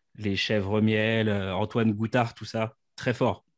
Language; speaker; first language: French; native; French